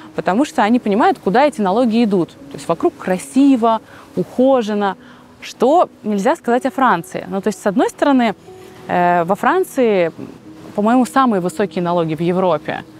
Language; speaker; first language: Russian; native; Russian